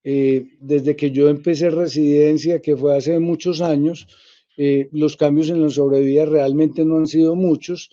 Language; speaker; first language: Spanish; native; Spanish